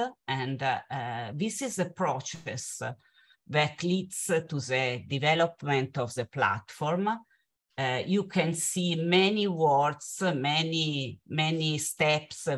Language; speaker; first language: English; non-native, fluent; Italian